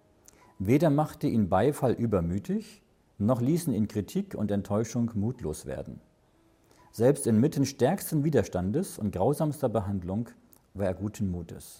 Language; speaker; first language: German; native; German